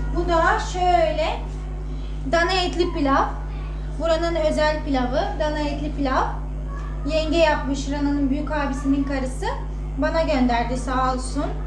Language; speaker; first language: Turkish; native; Turkish